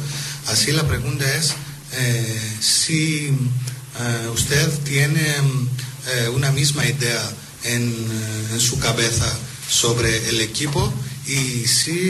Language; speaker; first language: Spanish; non-native, fluent; Greek